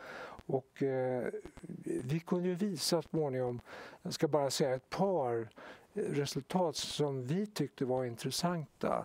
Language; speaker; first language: Swedish; native; Swedish